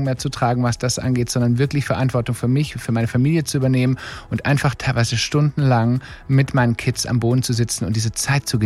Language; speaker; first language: German; native; German